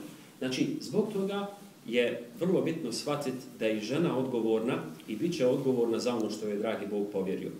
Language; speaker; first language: Serbian; native; Serbian